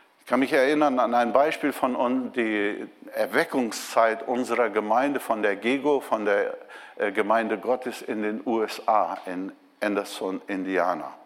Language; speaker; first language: German; non-native, fluent; Portuguese